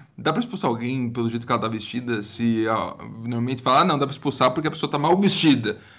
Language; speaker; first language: Portuguese; native; Portuguese